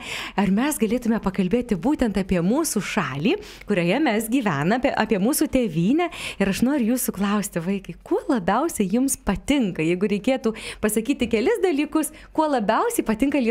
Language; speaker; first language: Lithuanian; native; Lithuanian